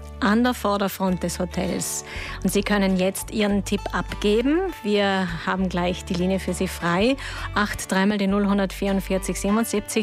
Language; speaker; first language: German; native; German